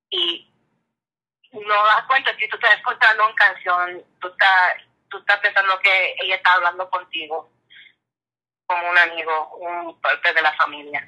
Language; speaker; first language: Spanish; early bilingual, heritage; English